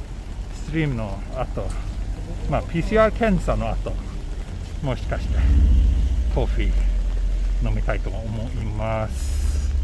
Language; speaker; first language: Japanese; non-native, fluent; Swedish